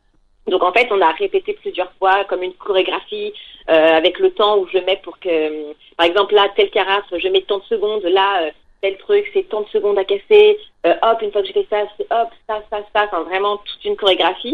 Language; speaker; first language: French; native; French